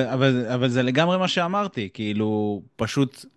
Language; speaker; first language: Hebrew; native; Hebrew